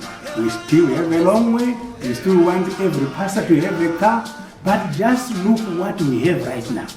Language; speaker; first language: English; non-native, local second language; Shona